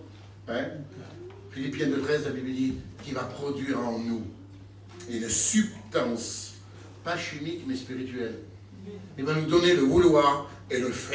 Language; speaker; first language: French; native; French